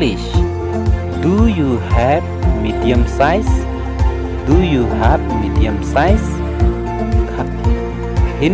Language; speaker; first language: English; non-native, learner; Khasi